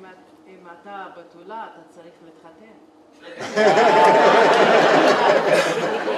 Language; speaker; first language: Hebrew; non-native, local second language; Arabic